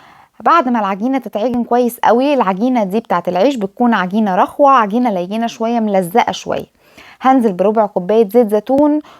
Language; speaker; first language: Arabic; native; Arabic